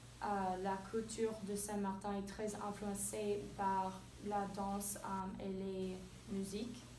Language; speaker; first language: French; non-native, learner; English